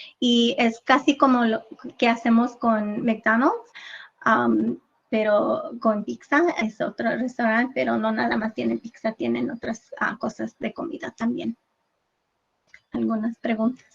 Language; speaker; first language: Spanish; early bilingual, heritage; English